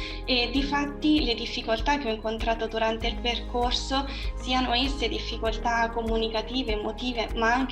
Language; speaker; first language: Italian; native; Italian